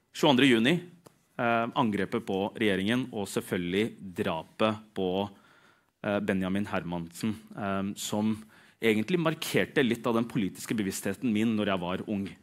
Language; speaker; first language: Norwegian; early bilingual, other home language; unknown